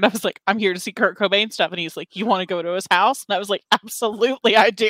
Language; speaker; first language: English; native; English